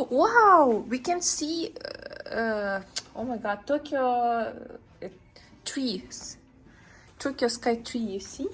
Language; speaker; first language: English; non-native, learner; Russian